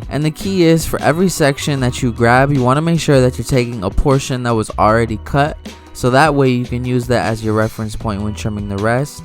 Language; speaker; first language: English; native; English